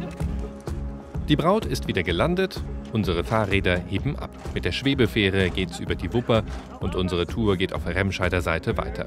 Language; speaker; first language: German; native; German